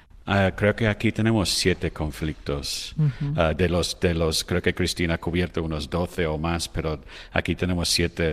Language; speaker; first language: Spanish; non-native, fluent; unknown